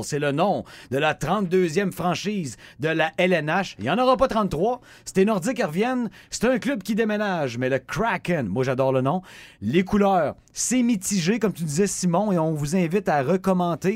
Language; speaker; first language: French; native; French